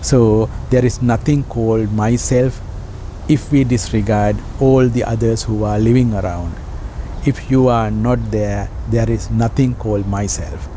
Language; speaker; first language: English; non-native, local second language; Sinhala